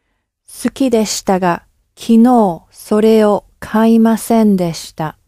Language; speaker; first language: Japanese; non-native, learner; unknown